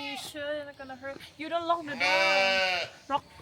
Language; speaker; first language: English; non-native, learner; Thai